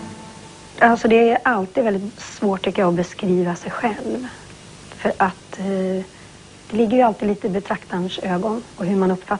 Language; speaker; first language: Swedish; native; Swedish